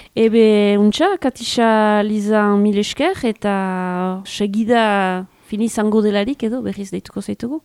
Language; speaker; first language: Basque; native; Basque